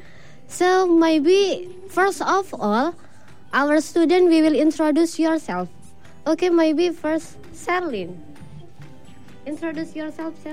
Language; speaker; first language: English; non-native, learner; Indonesian